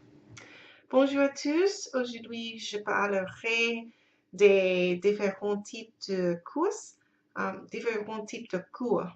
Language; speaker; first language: French; non-native, learner; English